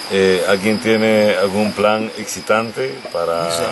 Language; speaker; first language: Spanish; native; Spanish